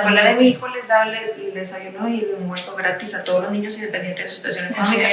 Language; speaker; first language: Spanish; native; Spanish